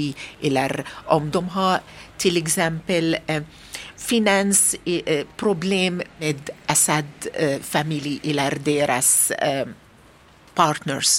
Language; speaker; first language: Swedish; non-native, learner; Arabic